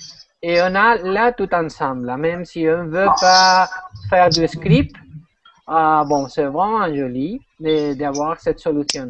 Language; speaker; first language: French; non-native, fluent; Spanish